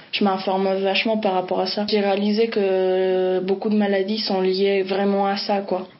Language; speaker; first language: French; non-native, fluent; Spanish